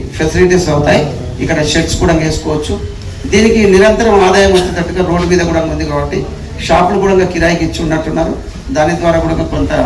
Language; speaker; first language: Telugu; native; Telugu